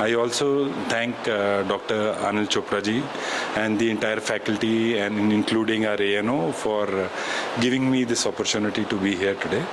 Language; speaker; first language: English; non-native, local second language; Hindi